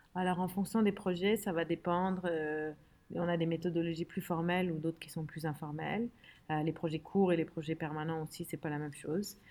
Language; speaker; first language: French; early bilingual, other home language; Arabic